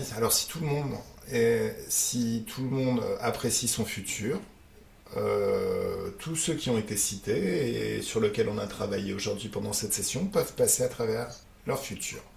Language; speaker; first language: French; native; French